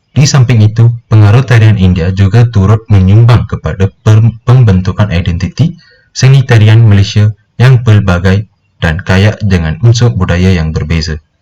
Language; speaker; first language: Malay; non-native, local second language; Tamil